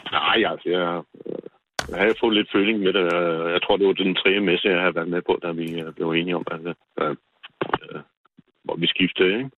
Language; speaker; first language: Danish; native; Danish